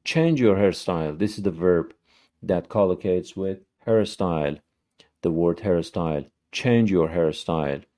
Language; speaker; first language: English; non-native, fluent; Persian